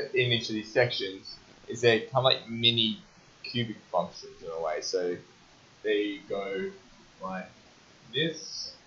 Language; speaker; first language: English; native; English